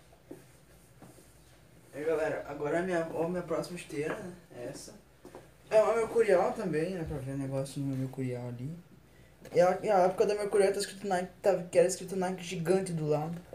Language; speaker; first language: Portuguese; native; Portuguese